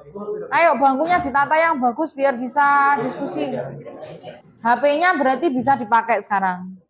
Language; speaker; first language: Indonesian; native; Indonesian